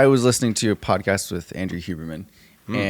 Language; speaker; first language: English; native; English